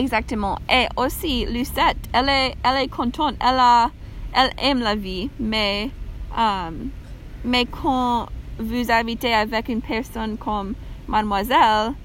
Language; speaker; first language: French; non-native, learner; English